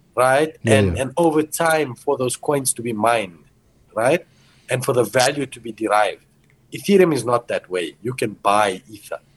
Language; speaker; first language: English; early bilingual, other home language; Portuguese